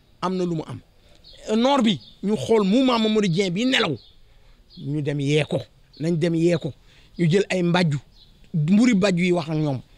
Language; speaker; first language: Wolof; non-native, local second language; Fula